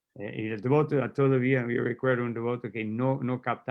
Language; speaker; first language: Spanish; non-native, fluent; English